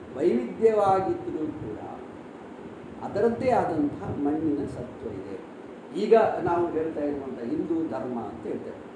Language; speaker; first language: Kannada; native; Kannada